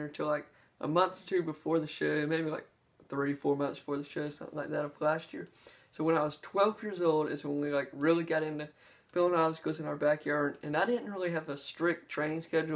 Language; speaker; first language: English; native; English